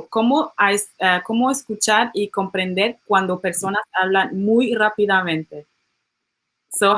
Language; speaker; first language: Spanish; non-native, learner; English